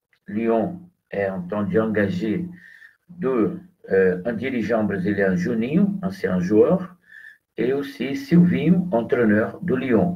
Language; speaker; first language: French; non-native, fluent; Portuguese